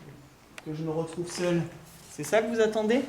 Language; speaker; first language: French; native; French